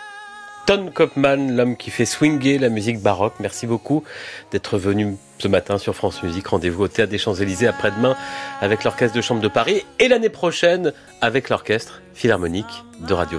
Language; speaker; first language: French; native; French